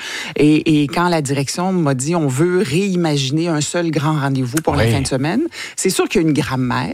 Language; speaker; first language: French; native; French